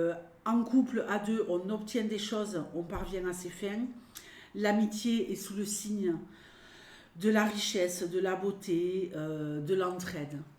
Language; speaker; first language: French; native; French